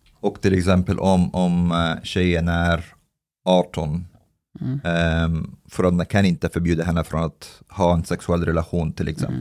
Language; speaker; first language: Swedish; early bilingual, other home language; Persian